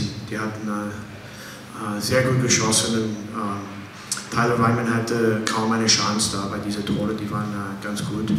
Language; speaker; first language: German; non-native, fluent; English